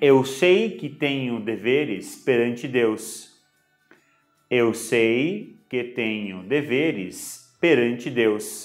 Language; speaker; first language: Portuguese; non-native, fluent; Arabic